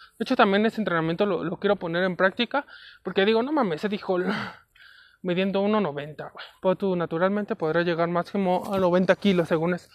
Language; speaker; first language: Spanish; native; Spanish